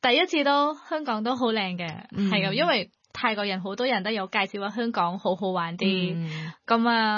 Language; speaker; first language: Cantonese; non-native, learner; Thai